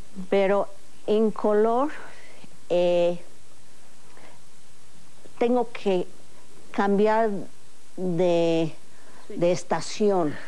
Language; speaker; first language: Spanish; non-native, fluent; English